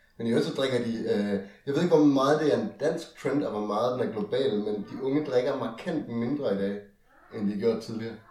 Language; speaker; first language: Danish; native; Danish